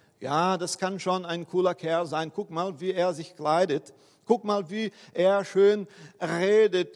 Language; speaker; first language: German; non-native, fluent; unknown